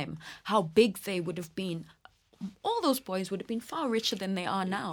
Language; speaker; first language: English; native; English